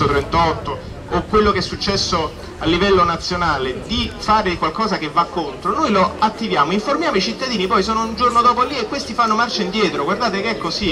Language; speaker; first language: Italian; native; Italian